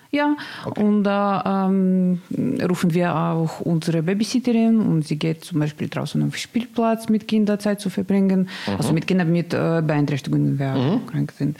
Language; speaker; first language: German; non-native, learner; Russian